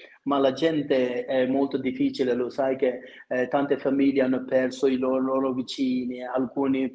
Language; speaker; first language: Italian; non-native, fluent; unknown